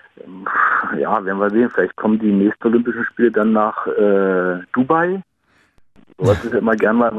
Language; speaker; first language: German; native; German